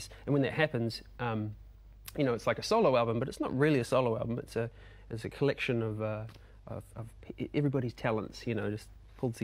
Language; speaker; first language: English; native; English